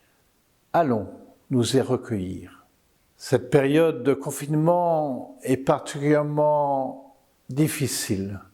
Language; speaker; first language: French; native; French